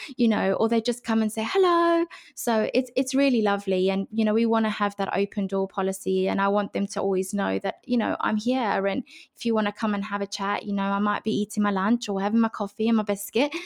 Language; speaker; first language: English; native; English